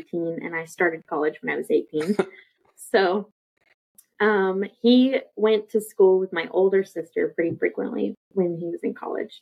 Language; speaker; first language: English; native; English